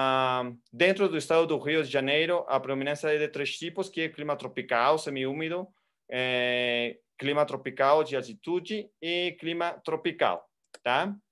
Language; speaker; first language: Portuguese; non-native, fluent; Spanish